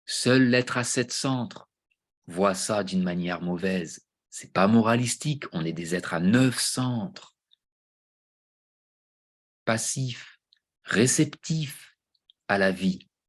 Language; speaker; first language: French; native; French